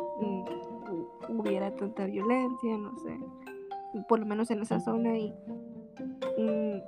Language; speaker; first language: Spanish; native; Spanish